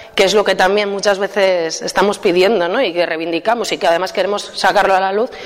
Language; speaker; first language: Spanish; native; Spanish